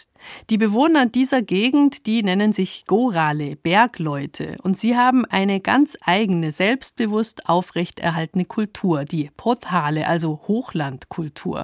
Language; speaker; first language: German; native; German